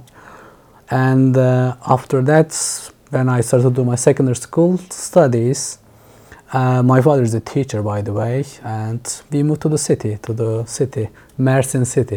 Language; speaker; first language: English; non-native, fluent; Turkish